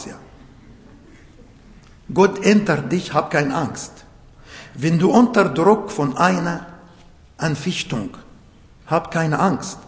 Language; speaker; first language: German; non-native, learner; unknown